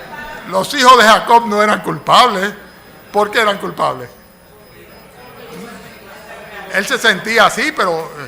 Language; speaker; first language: Spanish; native; Spanish